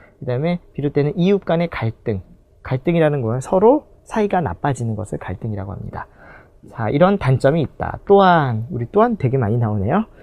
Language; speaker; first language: Korean; native; Korean